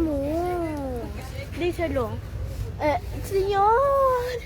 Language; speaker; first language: Spanish; early bilingual, other home language; Filipino